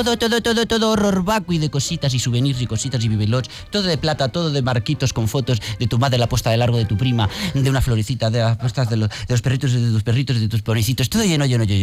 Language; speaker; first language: Spanish; native; Spanish